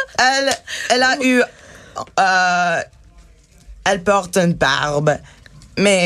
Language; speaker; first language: French; non-native, learner; English